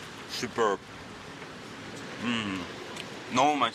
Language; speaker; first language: Korean; non-native, fluent; French